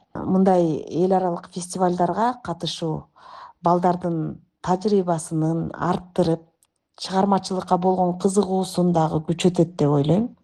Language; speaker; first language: Kyrgyz; native; Kyrgyz